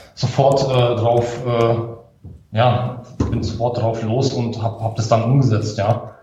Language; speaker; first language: German; native; German